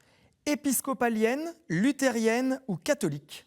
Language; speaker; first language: French; native; French